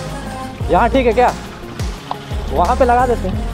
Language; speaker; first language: Hindi; native; Hindi